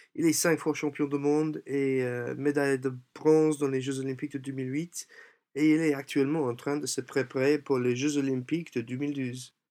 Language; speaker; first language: French; non-native, fluent; English